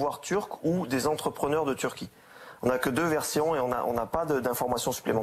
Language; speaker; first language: French; native; French